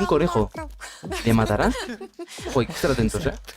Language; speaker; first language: Spanish; native; Spanish